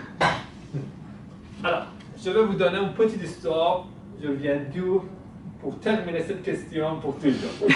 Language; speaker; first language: French; non-native, fluent; Persian